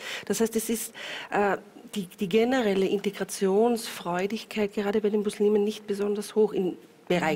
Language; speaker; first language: German; native; German